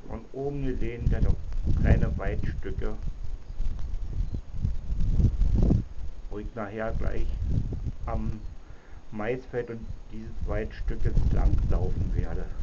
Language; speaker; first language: German; native; German